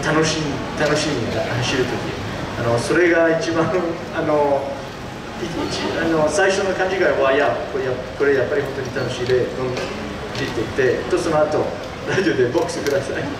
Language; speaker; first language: Japanese; early bilingual, heritage; Japanese